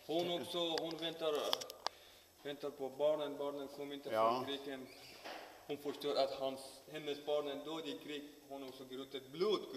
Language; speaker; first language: Swedish; non-native, learner; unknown